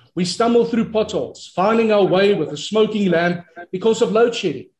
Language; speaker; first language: English; non-native, local second language; Afrikaans